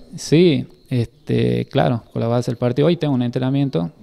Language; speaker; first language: Spanish; native; Spanish